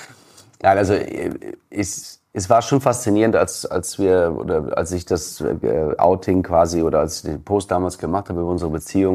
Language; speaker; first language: German; native; German